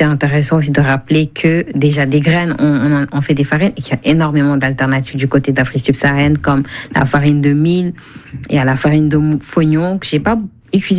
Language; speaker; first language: French; non-native, local second language; Wolof